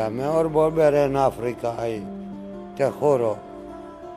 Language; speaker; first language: Spanish; non-native, learner; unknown